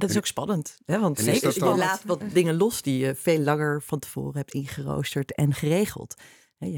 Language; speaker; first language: Dutch; native; Dutch